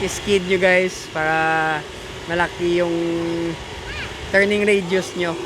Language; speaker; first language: Filipino; native; Filipino